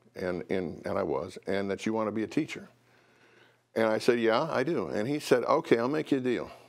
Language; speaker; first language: English; native; English